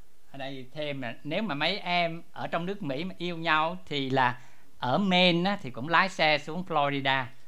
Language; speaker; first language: Vietnamese; native; Vietnamese